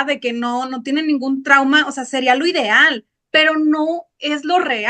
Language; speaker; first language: Spanish; native; Spanish